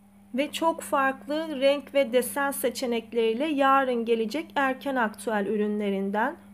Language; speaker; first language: Turkish; native; Turkish